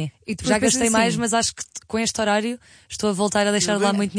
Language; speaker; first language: Portuguese; native; Portuguese